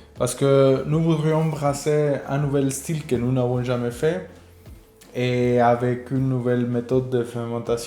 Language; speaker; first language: French; non-native, fluent; Spanish